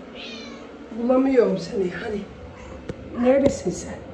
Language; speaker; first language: Turkish; early bilingual, heritage; Turkish